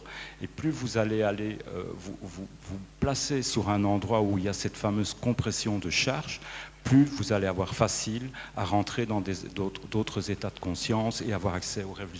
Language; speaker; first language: French; native; French